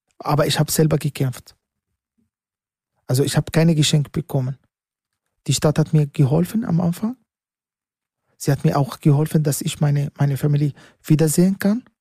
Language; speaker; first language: German; non-native, learner; Arabic